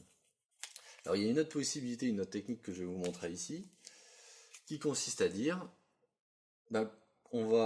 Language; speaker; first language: French; native; French